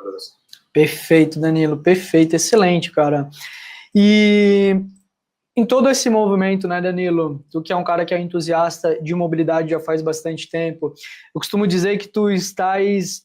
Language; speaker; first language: Portuguese; native; Portuguese